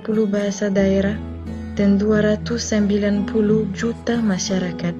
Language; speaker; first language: Indonesian; non-native, fluent; French